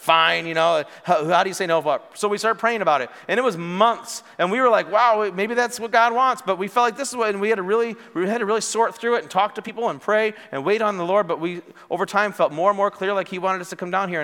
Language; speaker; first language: English; native; English